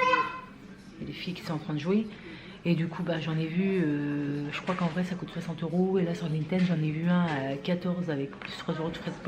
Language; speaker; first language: French; native; French